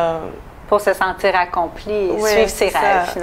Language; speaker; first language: French; native; French